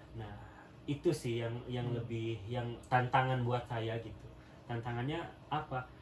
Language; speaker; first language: Indonesian; non-native, local second language; Sundanese